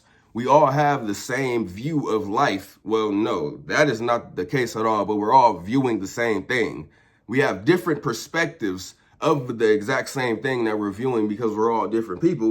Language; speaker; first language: English; native; English